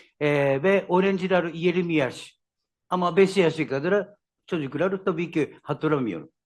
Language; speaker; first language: Turkish; non-native, learner; Japanese